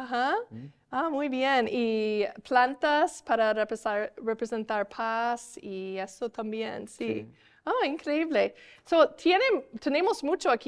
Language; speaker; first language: Spanish; non-native, learner; English